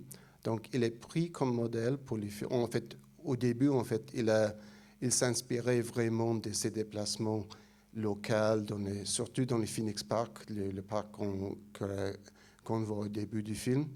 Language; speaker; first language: French; non-native, fluent; English